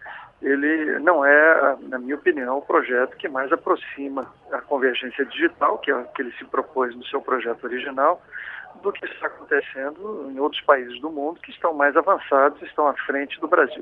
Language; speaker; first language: Portuguese; native; Portuguese